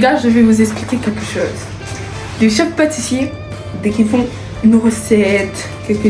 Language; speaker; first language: French; native; French